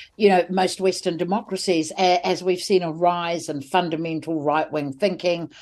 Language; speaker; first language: English; native; English